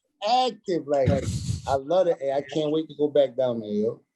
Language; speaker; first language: English; native; English